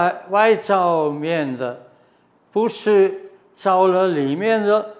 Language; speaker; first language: Chinese; non-native, fluent; German